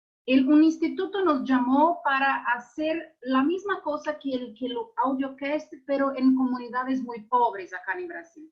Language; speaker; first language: Spanish; non-native, fluent; Portuguese